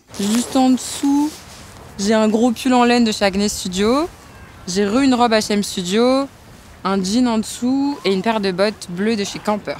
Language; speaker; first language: French; native; French